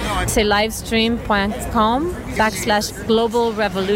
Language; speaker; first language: French; non-native, fluent; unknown